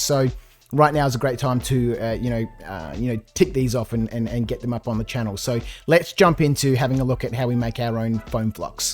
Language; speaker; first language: English; native; English